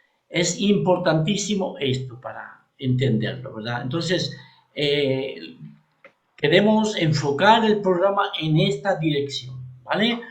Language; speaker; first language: Spanish; native; Spanish